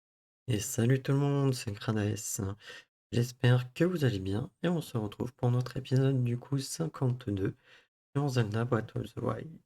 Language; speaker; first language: French; native; French